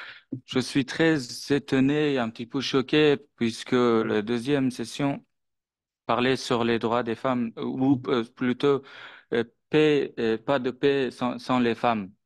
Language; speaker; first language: French; non-native, fluent; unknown